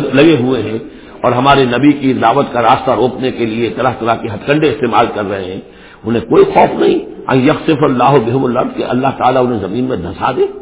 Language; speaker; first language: Urdu; native; Urdu